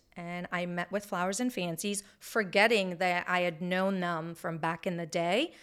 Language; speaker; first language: English; early bilingual, other home language; Hebrew